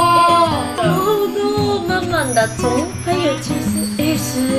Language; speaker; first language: Chinese; non-native, fluent; Japanese